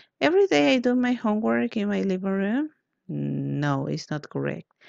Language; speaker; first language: English; non-native, fluent; Spanish